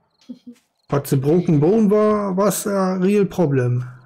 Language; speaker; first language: English; non-native, fluent; German